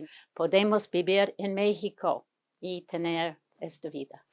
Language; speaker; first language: Spanish; non-native, learner; English